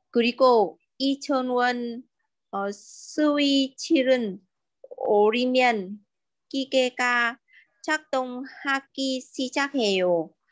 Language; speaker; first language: Korean; non-native, learner; Vietnamese